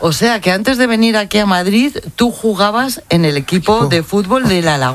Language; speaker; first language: Spanish; native; Spanish